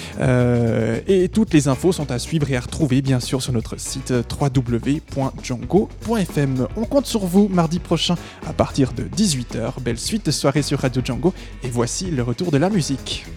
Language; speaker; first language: French; native; French